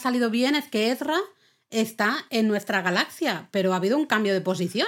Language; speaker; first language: Spanish; native; Spanish